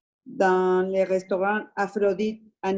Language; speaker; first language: French; non-native, learner; Spanish